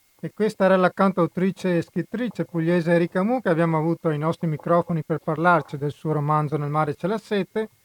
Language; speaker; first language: Italian; native; Italian